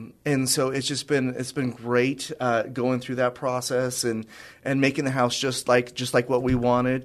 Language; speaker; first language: English; native; English